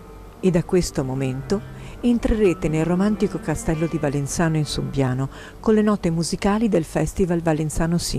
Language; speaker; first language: Italian; native; Italian